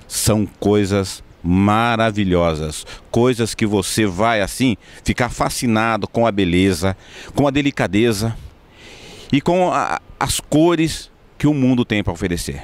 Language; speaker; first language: Portuguese; native; Portuguese